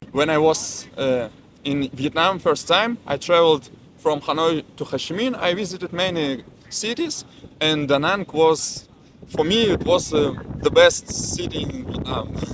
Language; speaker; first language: English; non-native, learner; Russian